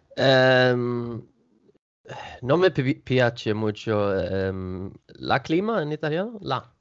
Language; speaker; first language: Italian; non-native, learner; Swedish